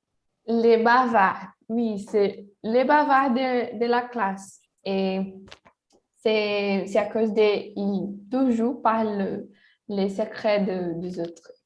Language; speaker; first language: French; non-native, learner; Portuguese